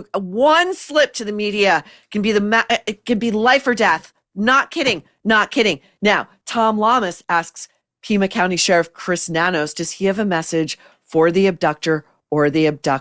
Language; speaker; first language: English; native; English